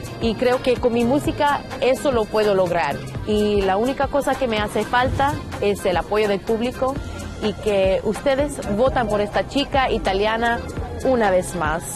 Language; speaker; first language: Spanish; non-native, fluent; Italian